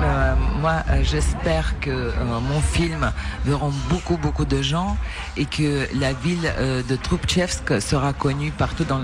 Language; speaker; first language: French; non-native, learner; Russian